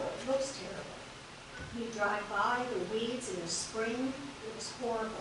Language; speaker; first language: English; native; English